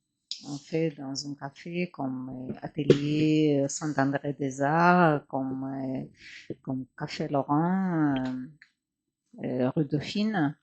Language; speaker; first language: French; non-native, fluent; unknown